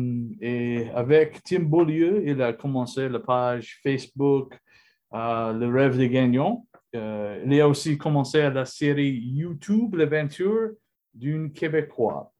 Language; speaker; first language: French; non-native, learner; English